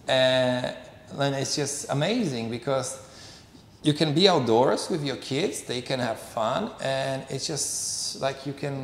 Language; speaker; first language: English; non-native, fluent; Polish